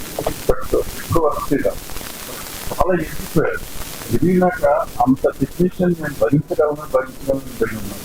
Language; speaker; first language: Telugu; native; Telugu